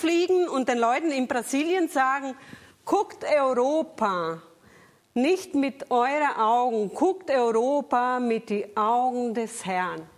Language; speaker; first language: German; non-native, fluent; Portuguese